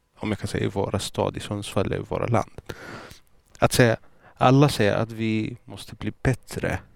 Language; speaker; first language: Swedish; non-native, fluent; Arabic